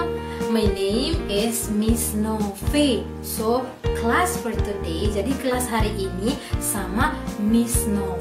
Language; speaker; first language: English; non-native, fluent; Indonesian